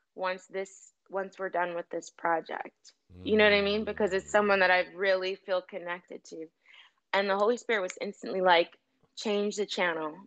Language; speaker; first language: English; native; English